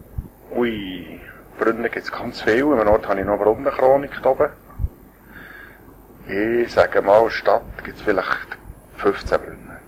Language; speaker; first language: German; native; German